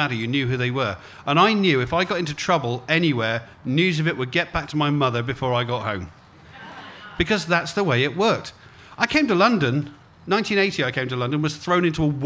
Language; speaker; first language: English; native; English